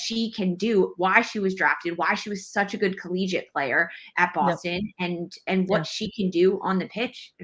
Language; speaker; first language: English; native; English